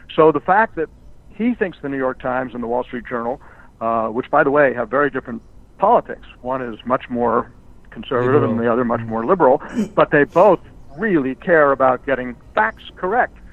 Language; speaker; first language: English; native; English